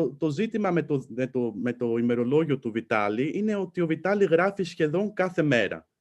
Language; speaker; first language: Greek; non-native, fluent; Italian